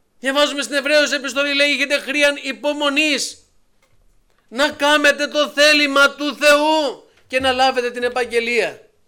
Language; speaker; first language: Greek; native; Greek